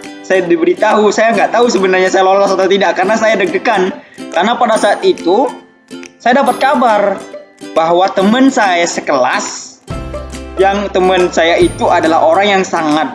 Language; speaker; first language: Indonesian; native; Indonesian